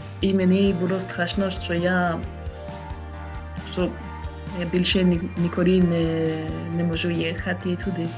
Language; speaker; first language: Ukrainian; non-native, learner; French